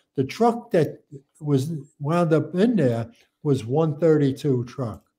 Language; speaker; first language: English; native; English